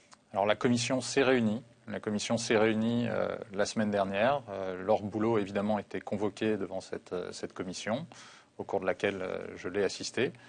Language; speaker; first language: French; native; French